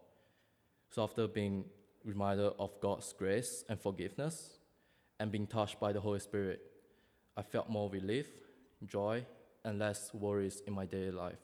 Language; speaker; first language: English; non-native, local second language; Chinese